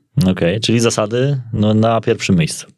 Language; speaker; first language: Polish; native; Polish